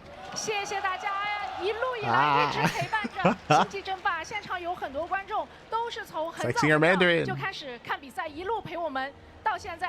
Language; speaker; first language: Chinese; native; Chinese